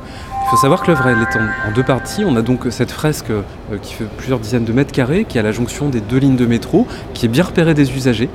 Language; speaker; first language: French; native; French